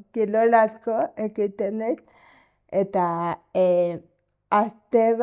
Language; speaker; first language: Basque; non-native, local second language; Spanish